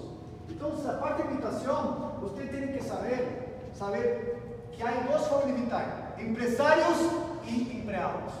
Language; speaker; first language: Spanish; non-native, learner; Portuguese